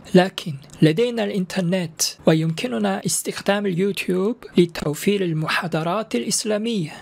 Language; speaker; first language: Arabic; non-native, fluent; Korean